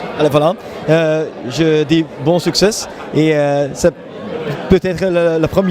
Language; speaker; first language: French; non-native, learner; Dutch